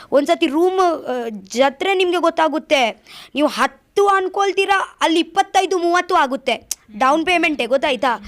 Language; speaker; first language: Kannada; non-native, fluent; Tulu